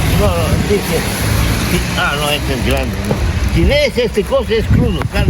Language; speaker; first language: Spanish; non-native, learner; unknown